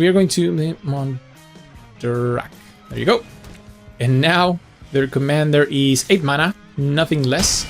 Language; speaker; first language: English; non-native, fluent; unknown